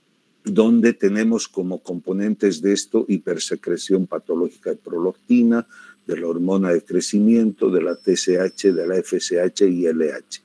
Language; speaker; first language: Spanish; native; Spanish